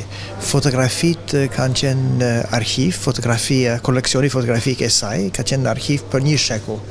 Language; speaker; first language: Albanian; non-native, fluent; English